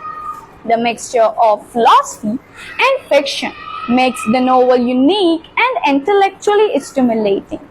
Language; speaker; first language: English; non-native, local second language; Baluchi